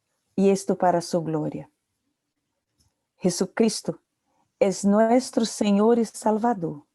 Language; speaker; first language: Portuguese; non-native, learner; Spanish